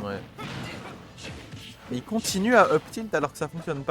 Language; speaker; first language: French; native; French